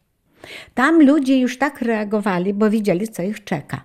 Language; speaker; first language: Polish; native; Polish